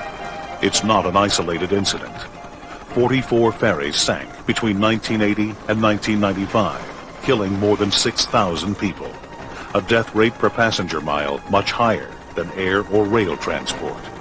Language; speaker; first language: English; native; English